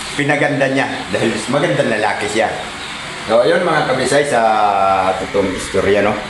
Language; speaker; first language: Filipino; non-native, local second language; Cebuano